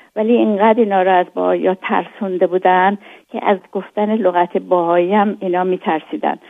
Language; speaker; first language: Persian; native; Persian